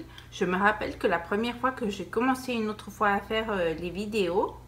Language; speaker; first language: French; non-native, fluent; Spanish